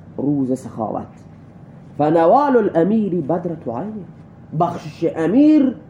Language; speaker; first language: Persian; non-native, local second language; Baluchi